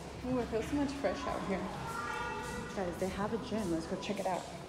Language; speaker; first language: English; early bilingual, other home language; Spanish